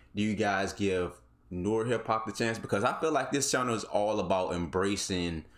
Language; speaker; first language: English; native; English